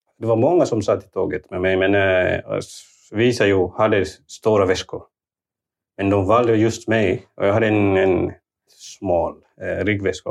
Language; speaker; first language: Swedish; non-native, fluent; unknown